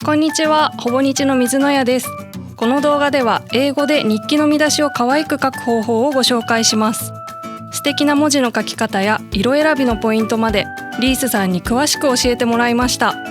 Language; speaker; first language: Japanese; native; Japanese